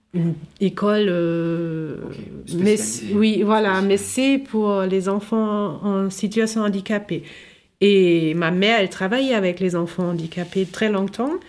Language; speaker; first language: French; non-native, fluent; German